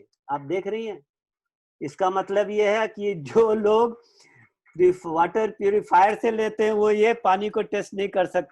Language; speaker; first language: Hindi; native; Hindi